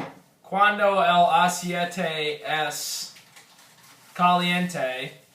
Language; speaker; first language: Spanish; non-native, learner; English